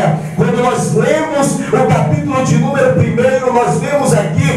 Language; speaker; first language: Portuguese; native; Portuguese